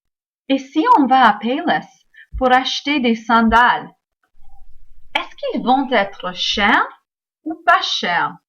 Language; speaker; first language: French; non-native, fluent; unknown